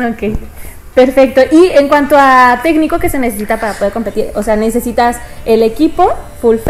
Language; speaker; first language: Spanish; native; Spanish